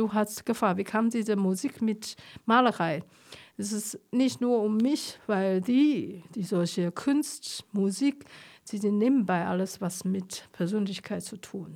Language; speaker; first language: German; non-native, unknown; Chinese